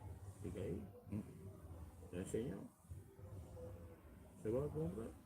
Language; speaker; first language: Spanish; non-native, learner; Romanian